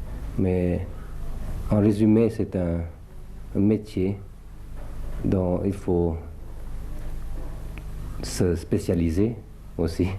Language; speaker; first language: French; early bilingual, other home language; Thai